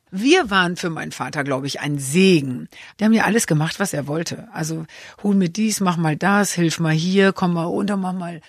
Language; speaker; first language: German; native; German